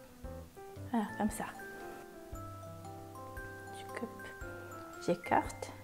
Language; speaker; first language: French; non-native, fluent; Japanese